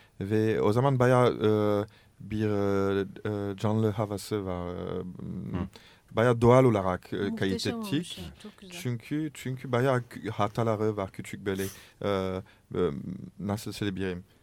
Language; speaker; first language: Turkish; non-native, learner; French